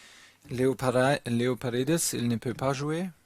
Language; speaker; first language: French; non-native, learner; German